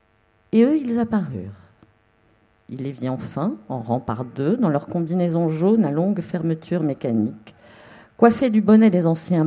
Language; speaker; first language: French; native; French